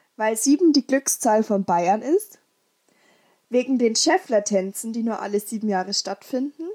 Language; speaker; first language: German; native; German